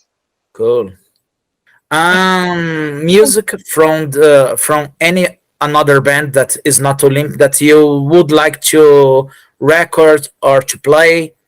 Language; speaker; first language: English; non-native, fluent; Portuguese